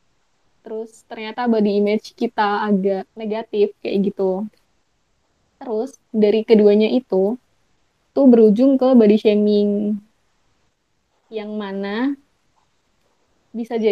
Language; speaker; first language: Indonesian; native; Indonesian